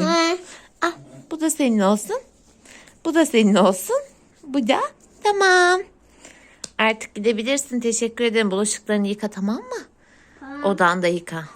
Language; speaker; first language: Turkish; native; Turkish